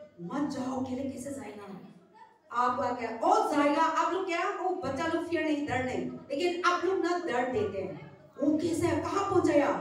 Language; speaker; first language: Hindi; non-native, local second language; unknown